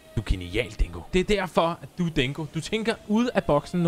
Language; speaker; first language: Danish; native; Danish